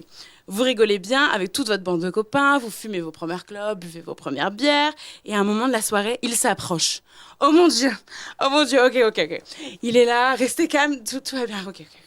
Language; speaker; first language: French; native; French